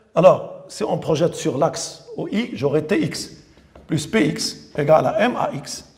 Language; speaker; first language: French; non-native, local second language; Arabic